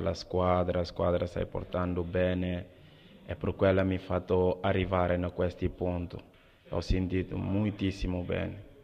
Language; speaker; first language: Italian; non-native, learner; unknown